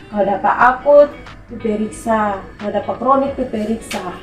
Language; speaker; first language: Indonesian; non-native, local second language; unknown